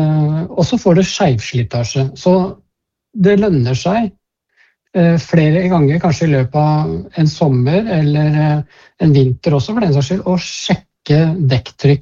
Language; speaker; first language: Norwegian; native; Norwegian